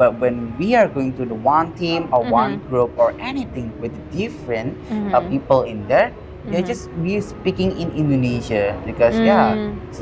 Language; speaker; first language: English; non-native, learner; Indonesian